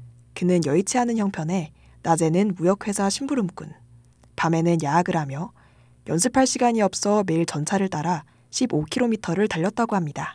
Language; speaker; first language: Korean; native; Korean